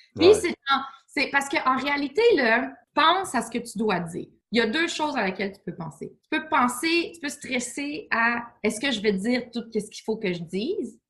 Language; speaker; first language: French; native; French